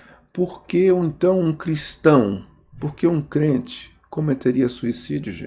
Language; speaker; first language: Portuguese; native; Portuguese